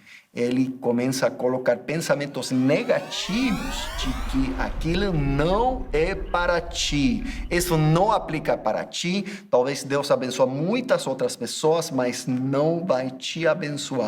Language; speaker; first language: Portuguese; non-native, fluent; English